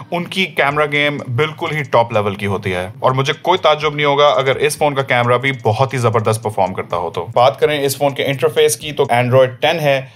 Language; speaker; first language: Urdu; native; Urdu